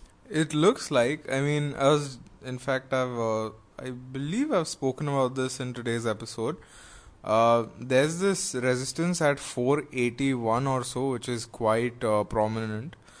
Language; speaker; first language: English; non-native, local second language; Hindi